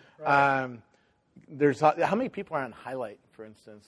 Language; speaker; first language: English; native; English